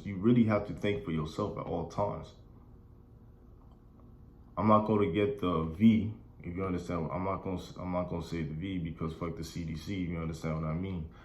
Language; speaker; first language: English; native; English